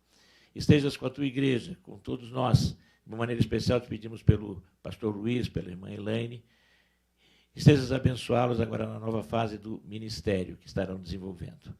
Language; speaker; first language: Portuguese; native; Portuguese